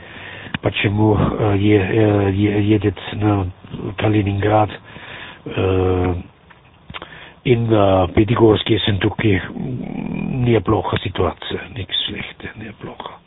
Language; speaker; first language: Russian; non-native, learner; German